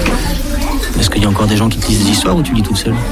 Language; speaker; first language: French; native; French